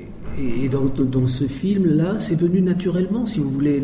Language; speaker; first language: French; native; French